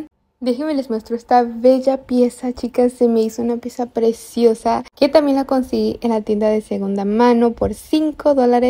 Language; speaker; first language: Spanish; native; Spanish